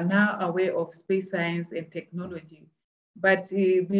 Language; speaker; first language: English; non-native, local second language; Tswana